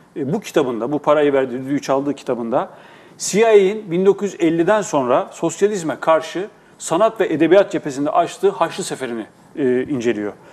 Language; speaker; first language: Turkish; native; Turkish